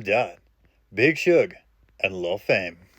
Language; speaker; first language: English; native; English